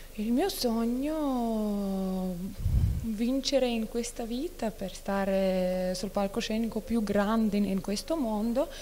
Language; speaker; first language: Italian; non-native, fluent; Norwegian